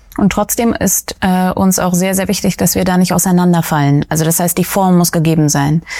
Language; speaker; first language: German; early bilingual, other home language; Russian